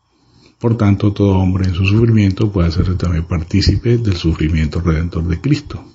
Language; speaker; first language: Spanish; native; Spanish